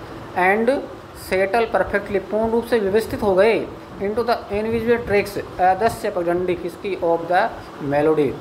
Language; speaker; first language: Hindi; native; Hindi